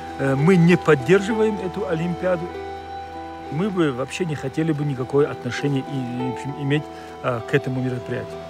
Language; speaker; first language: Russian; native; Russian